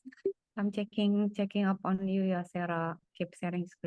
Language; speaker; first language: English; non-native, fluent; Indonesian